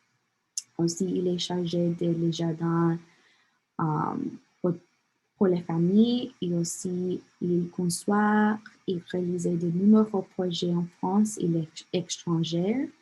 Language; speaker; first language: French; non-native, learner; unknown